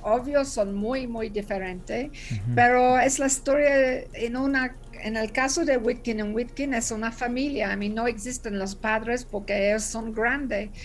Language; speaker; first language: Spanish; non-native, learner; English